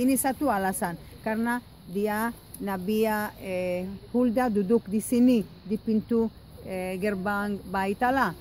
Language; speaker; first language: Indonesian; non-native, fluent; Hebrew